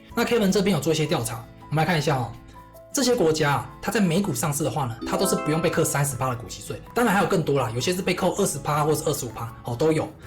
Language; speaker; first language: Chinese; native; Chinese